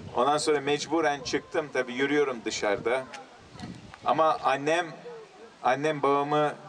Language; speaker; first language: Turkish; early bilingual, heritage; English